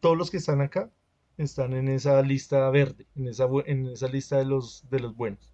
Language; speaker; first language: Spanish; native; Spanish